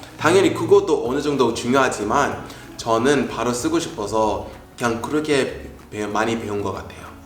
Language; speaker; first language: Korean; non-native, fluent; English